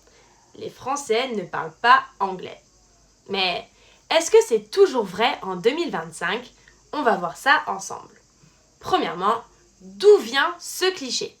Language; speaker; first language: French; native; French